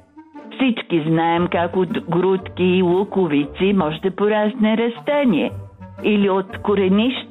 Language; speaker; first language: Bulgarian; native; Bulgarian